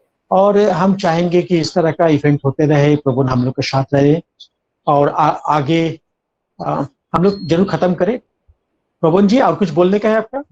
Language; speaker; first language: Hindi; native; Hindi